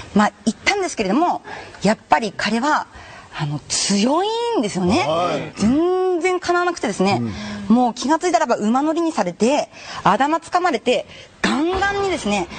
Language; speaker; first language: Japanese; native; Japanese